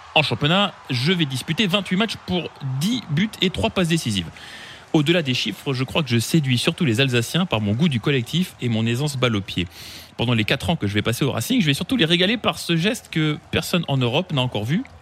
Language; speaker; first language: French; non-native, fluent; Spanish